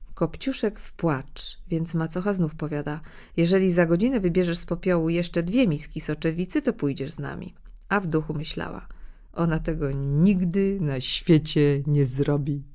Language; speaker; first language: Polish; native; Polish